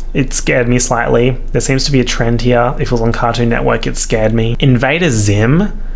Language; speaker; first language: English; native; English